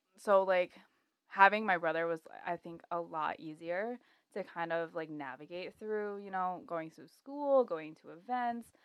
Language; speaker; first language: English; native; English